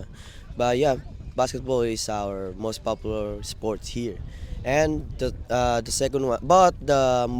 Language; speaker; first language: English; non-native, local second language; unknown